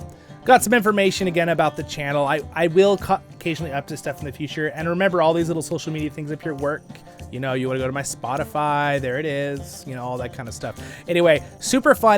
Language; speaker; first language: English; native; English